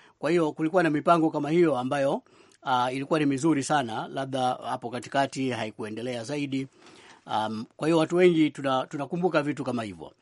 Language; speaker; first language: Swahili; native; Swahili